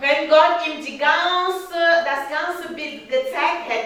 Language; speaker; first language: German; non-native, learner; French